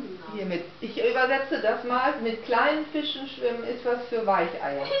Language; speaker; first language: German; native; German